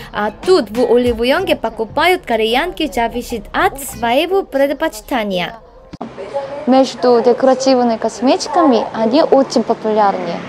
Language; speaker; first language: Russian; non-native, learner; Korean